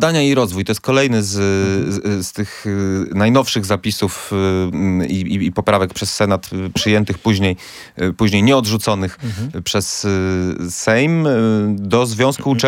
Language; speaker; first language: Polish; native; Polish